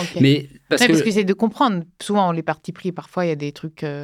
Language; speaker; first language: French; native; French